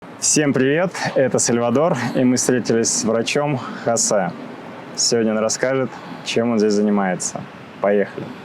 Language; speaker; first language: Russian; native; Russian